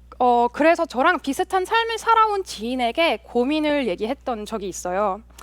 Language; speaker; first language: Korean; early bilingual, heritage; Korean